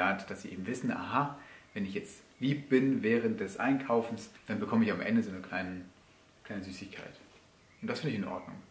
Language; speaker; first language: German; native; German